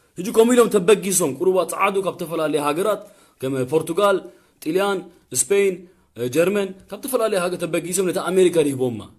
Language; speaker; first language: Tigrinya; early bilingual, heritage; Tigrinya